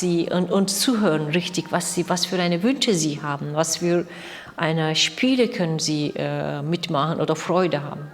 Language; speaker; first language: German; non-native, learner; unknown